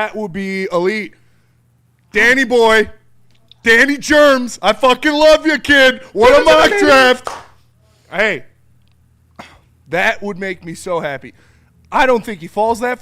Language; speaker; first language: English; native; English